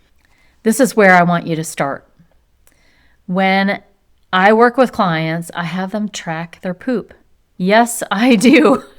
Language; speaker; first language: English; native; English